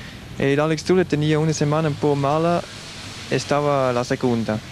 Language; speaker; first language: Spanish; non-native, learner; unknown